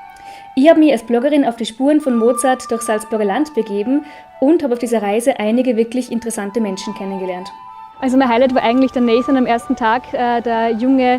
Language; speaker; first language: German; native; German